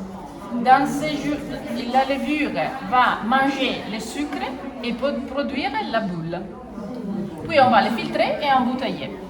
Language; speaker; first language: French; non-native, fluent; Italian